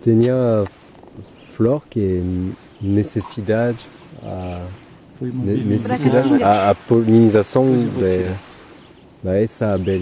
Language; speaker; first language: Portuguese; non-native, learner; French